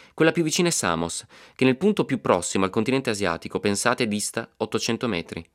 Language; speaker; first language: Italian; native; Italian